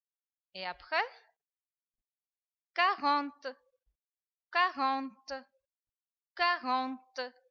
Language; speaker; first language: French; non-native, fluent; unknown